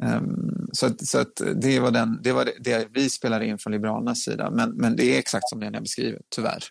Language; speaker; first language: Swedish; native; Swedish